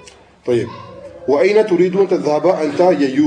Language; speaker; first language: Arabic; non-native, fluent; French